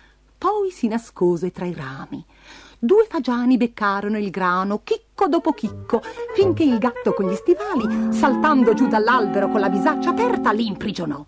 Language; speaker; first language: Italian; native; Italian